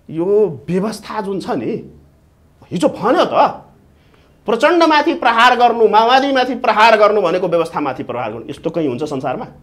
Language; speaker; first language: Nepali; non-native, local second language; Maithili